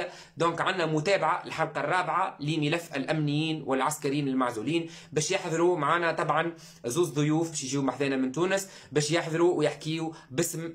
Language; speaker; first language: Arabic; native; Arabic